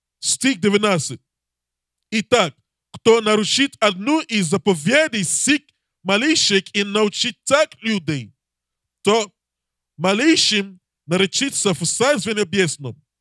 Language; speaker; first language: Russian; non-native, learner; English